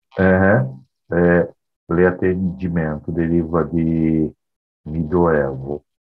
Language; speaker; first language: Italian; non-native, learner; Portuguese